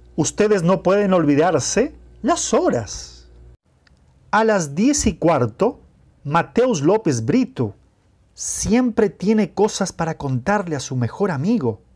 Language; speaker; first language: Spanish; non-native, fluent; Portuguese